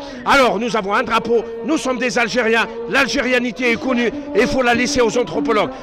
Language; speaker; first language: French; non-native, local second language; Arabic